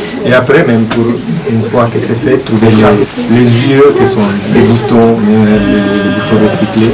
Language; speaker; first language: French; non-native, fluent; Italian